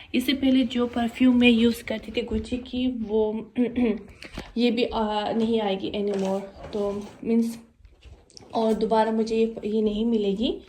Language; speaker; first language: Urdu; non-native, local second language; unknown